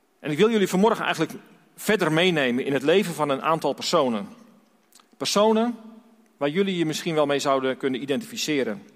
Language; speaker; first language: Dutch; native; Dutch